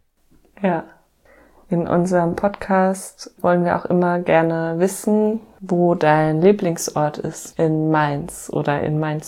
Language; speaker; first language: German; native; German